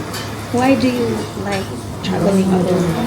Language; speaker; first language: English; non-native, local second language; Filipino